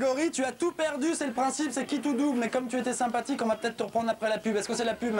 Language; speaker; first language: French; native; French